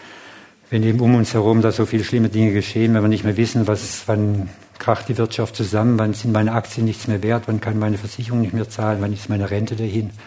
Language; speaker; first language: German; non-native, fluent; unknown